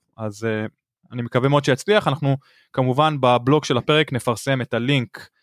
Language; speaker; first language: Hebrew; native; Hebrew